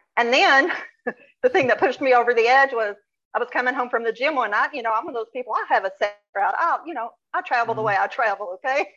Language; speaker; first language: English; native; English